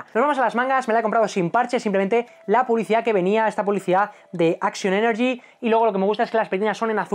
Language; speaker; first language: Spanish; native; Spanish